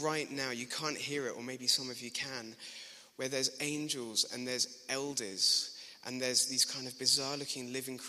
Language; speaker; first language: English; native; English